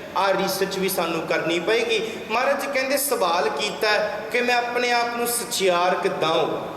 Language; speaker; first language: Punjabi; early bilingual, heritage; Punjabi